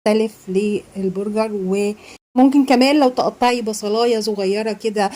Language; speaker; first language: Arabic; native; Arabic